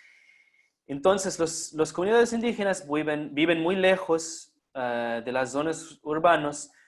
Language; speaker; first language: Spanish; non-native, fluent; English